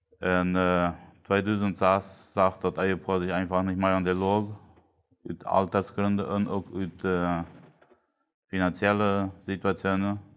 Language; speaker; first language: German; non-native, local second language; Plautdietsch